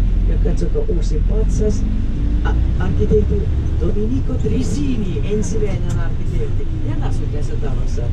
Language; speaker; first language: Finnish; non-native, fluent; Russian